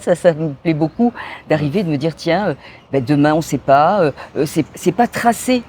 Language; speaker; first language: French; native; French